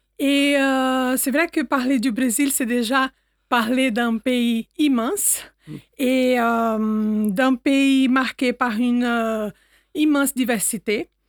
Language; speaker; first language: French; non-native, fluent; Portuguese